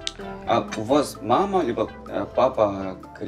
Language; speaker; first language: Russian; non-native, fluent; Korean